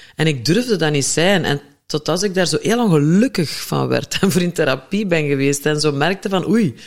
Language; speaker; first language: Dutch; native; Dutch